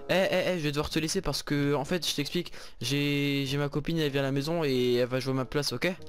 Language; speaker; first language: French; native; French